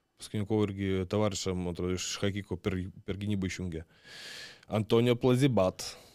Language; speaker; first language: Lithuanian; non-native, local second language; Russian